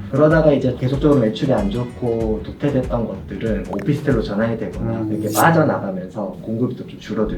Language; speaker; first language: Korean; native; Korean